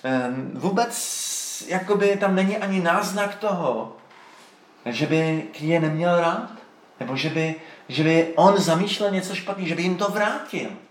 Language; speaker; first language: Czech; native; Czech